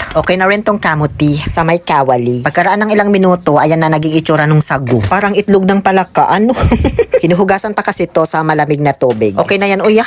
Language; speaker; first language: Filipino; non-native, local second language; Pampanga